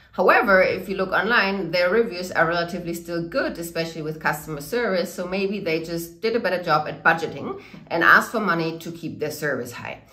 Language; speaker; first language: English; non-native, fluent; German